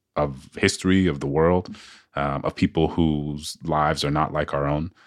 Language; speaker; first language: English; native; English